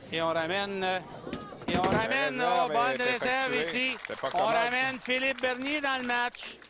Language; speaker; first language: French; native; French